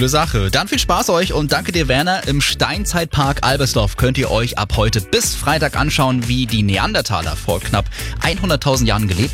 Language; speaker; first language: German; native; German